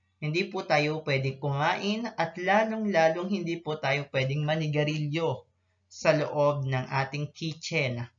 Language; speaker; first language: Filipino; native; Filipino